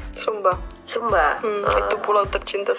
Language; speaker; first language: Indonesian; non-native, fluent; Czech